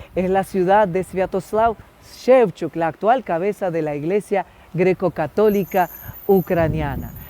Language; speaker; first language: Spanish; non-native, fluent; Ukrainian